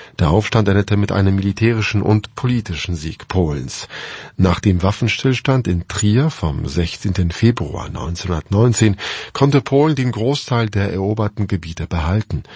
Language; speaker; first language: German; non-native, fluent; Polish